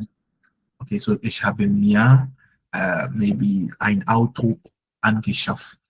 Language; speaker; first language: German; non-native, fluent; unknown